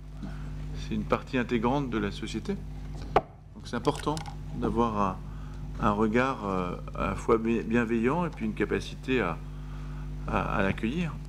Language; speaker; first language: French; native; French